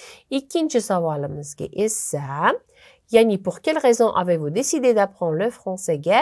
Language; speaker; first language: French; non-native, fluent; Uzbek